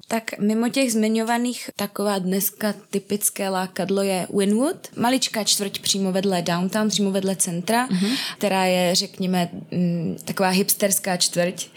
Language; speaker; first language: Czech; native; Czech